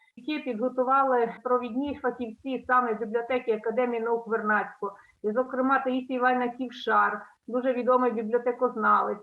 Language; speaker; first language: Ukrainian; native; Ukrainian